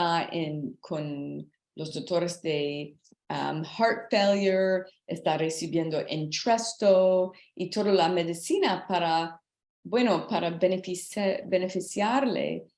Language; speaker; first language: Spanish; non-native, learner; English